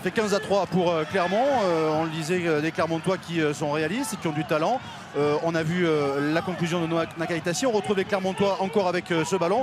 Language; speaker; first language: French; native; French